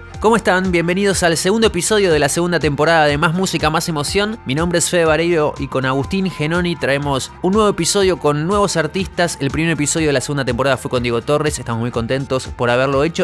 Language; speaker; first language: Spanish; native; Spanish